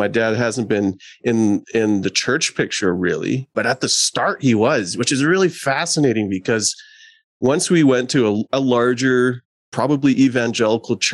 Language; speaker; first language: English; native; English